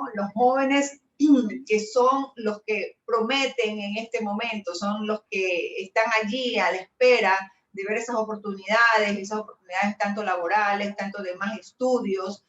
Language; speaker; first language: Spanish; native; Spanish